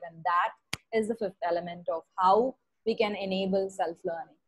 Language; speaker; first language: English; non-native, local second language; Tamil